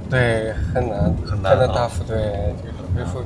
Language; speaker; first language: Chinese; non-native, fluent; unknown